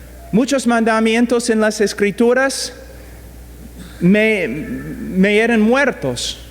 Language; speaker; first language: Spanish; non-native, fluent; English